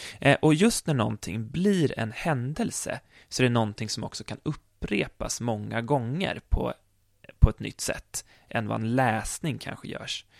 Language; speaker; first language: Swedish; native; Swedish